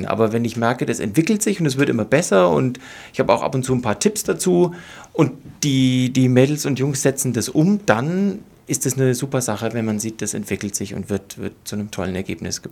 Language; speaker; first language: German; native; German